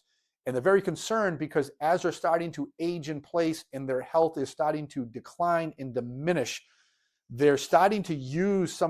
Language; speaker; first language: English; native; English